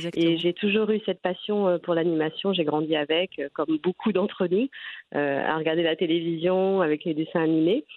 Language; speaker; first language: French; native; French